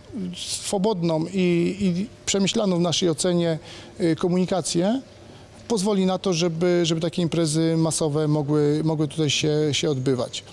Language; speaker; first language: Polish; native; Polish